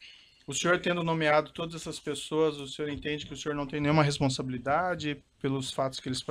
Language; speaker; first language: Portuguese; native; Portuguese